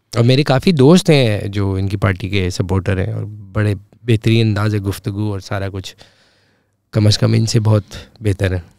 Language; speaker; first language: Urdu; native; Urdu